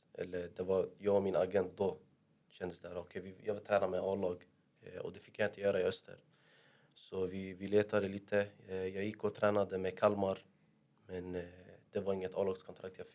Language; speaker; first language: Swedish; early bilingual, other home language; Arabic